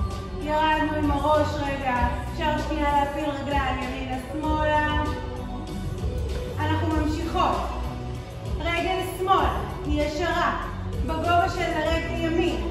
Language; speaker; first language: Hebrew; native; Hebrew